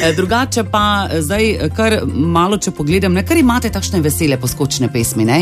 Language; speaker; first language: Slovenian; native; Slovenian